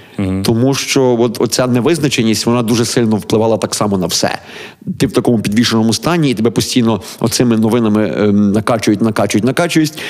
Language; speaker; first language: Ukrainian; native; Ukrainian